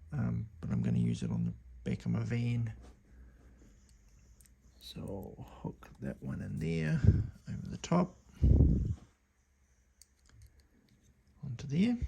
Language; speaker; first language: English; native; English